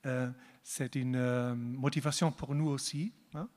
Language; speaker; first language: French; non-native, learner; German